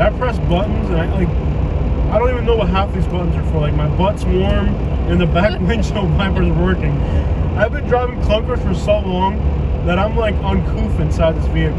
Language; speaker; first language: English; early bilingual, other home language; Spanish